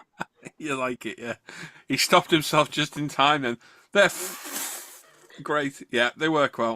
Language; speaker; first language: English; native; English